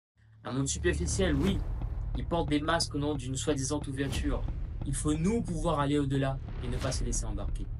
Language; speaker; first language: French; native; French